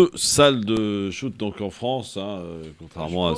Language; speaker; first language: French; native; French